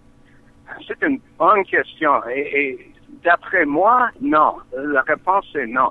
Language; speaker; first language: French; non-native, learner; English